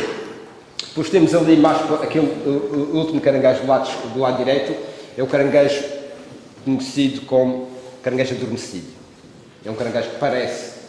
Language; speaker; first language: Portuguese; native; Portuguese